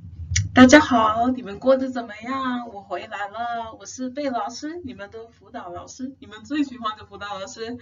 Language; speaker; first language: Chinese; non-native, fluent; English